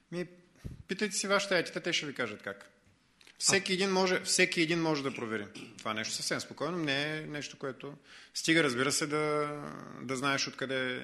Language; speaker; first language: Bulgarian; native; Bulgarian